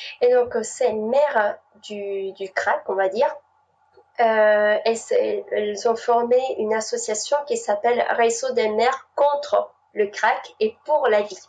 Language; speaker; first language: French; non-native, fluent; Spanish